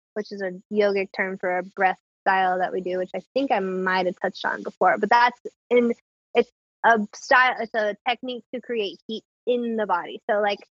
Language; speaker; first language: English; native; English